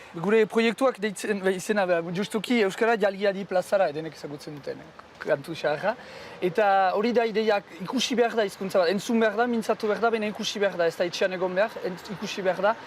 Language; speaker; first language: Basque; native; Basque